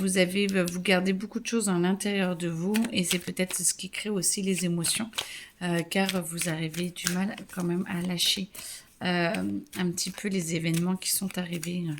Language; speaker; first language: French; native; French